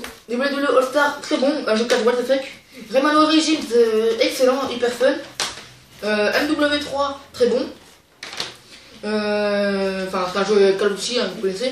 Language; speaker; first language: French; native; French